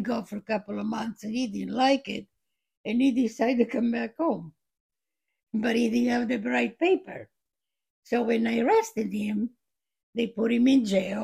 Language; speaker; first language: English; non-native, fluent; Italian